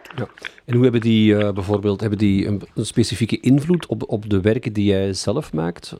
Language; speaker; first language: Dutch; native; Dutch